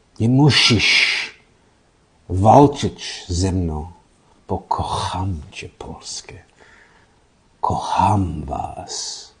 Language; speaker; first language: Polish; non-native, learner; English